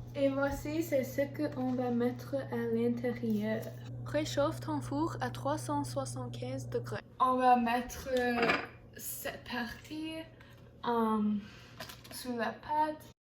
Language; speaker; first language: French; non-native, learner; English